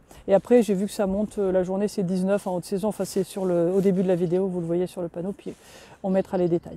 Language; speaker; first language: French; native; French